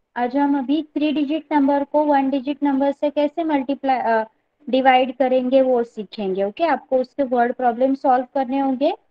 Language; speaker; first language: Hindi; non-native, local second language; Marathi